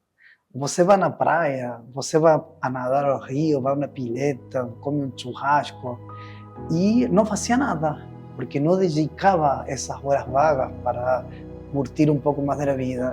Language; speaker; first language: Portuguese; non-native, fluent; Spanish